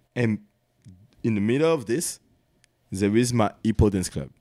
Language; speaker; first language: English; non-native, learner; French